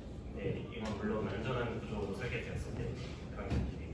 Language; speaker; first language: Korean; native; Korean